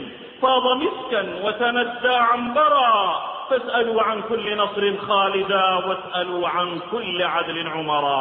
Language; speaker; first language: Arabic; native; Arabic